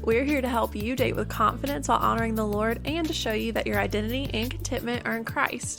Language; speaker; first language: English; native; English